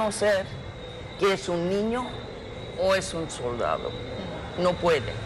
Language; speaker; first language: Spanish; non-native, fluent; English